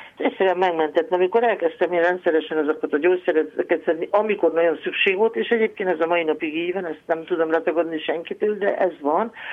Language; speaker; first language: Hungarian; native; Hungarian